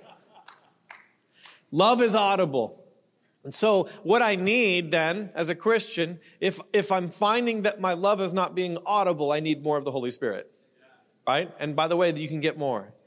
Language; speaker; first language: English; native; English